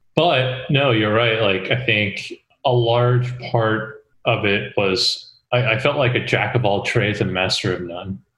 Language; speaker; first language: English; early bilingual, other home language; Korean